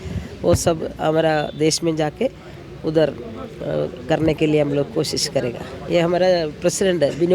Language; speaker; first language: Hindi; non-native, local second language; Malayalam